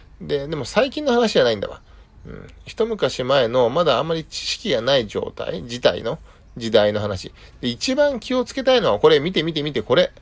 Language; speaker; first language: Japanese; native; Japanese